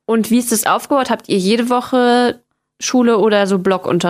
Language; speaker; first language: German; native; German